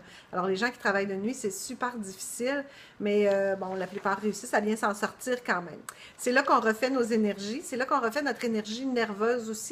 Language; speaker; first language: French; native; French